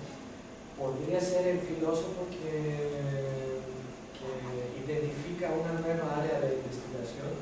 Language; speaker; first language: Portuguese; non-native, learner; Spanish